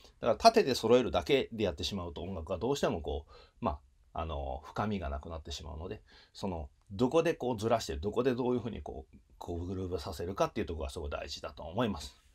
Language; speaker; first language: Japanese; native; Japanese